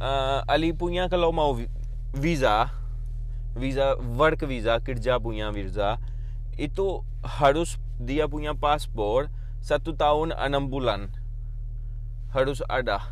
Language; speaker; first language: Indonesian; non-native, fluent; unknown